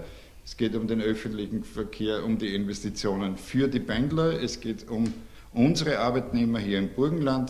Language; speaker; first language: German; native; German